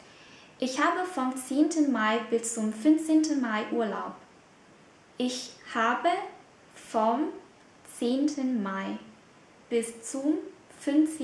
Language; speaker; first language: German; non-native, fluent; Vietnamese